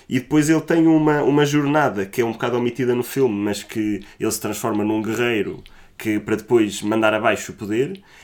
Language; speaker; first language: Portuguese; native; Portuguese